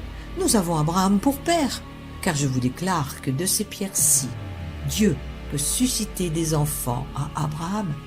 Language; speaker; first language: French; native; French